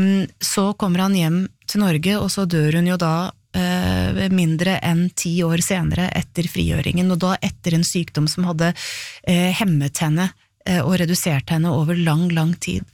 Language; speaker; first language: Norwegian; native; Norwegian